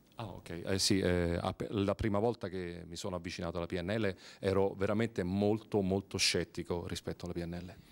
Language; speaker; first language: Italian; native; Italian